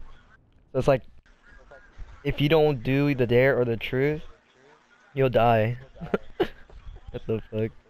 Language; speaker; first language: English; native; English